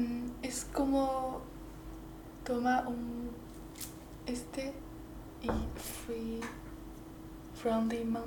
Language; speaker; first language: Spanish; non-native, learner; Chinese